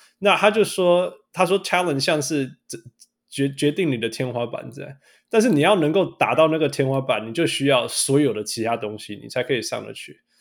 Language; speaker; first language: Chinese; native; Chinese